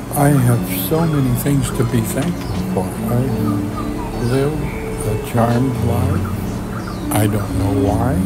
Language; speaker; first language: English; native; English